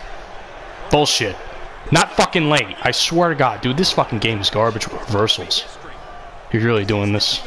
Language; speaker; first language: English; native; English